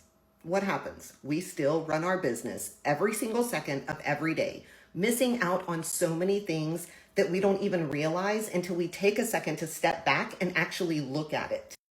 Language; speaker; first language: English; native; English